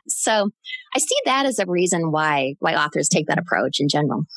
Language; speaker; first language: English; native; English